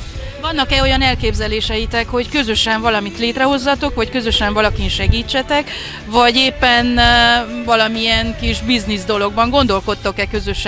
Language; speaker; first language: Hungarian; native; Hungarian